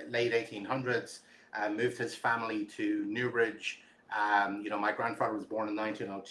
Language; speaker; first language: English; native; English